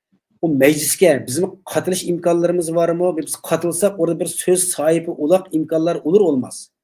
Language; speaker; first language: Turkish; non-native, learner; Uyghur